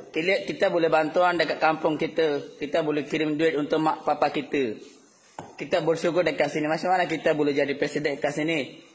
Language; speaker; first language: Malay; non-native, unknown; Rohingya